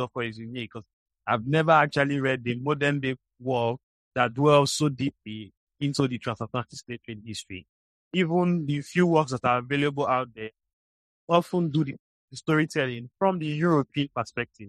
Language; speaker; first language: English; non-native, local second language; Igbo